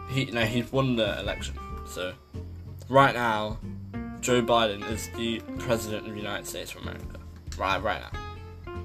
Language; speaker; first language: English; native; English